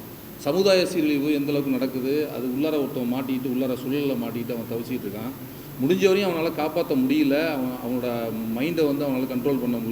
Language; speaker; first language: Tamil; native; Tamil